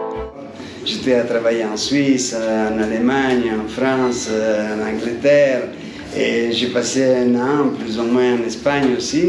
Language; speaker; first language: French; non-native, fluent; Italian